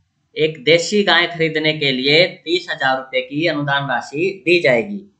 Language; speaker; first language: Hindi; native; Hindi